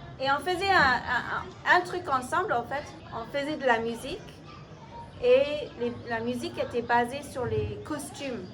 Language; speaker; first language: French; non-native, fluent; English